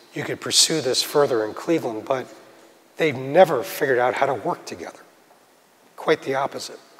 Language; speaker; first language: English; native; English